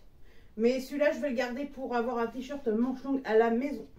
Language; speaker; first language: French; native; French